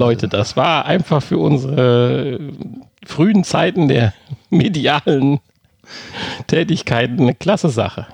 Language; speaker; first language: German; native; German